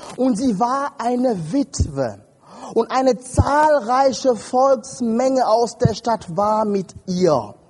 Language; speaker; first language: German; non-native, fluent; French